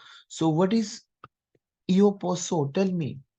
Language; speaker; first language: English; non-native, local second language; Hindi